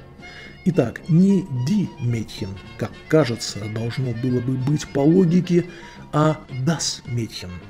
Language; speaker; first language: Russian; native; Russian